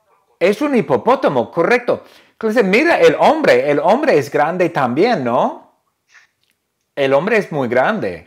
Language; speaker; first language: Spanish; non-native, fluent; English